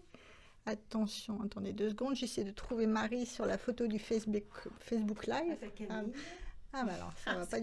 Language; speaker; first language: French; native; French